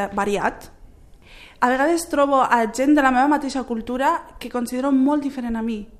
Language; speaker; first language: Catalan; early bilingual, other home language; Arabic